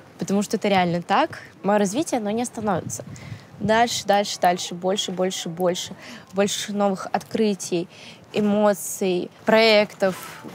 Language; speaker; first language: Russian; native; Russian